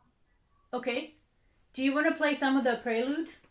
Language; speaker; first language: English; non-native, fluent; Finnish